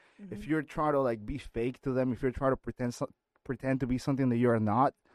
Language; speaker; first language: English; non-native, fluent; Spanish